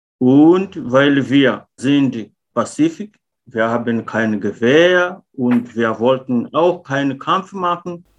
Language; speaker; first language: German; non-native, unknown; Portuguese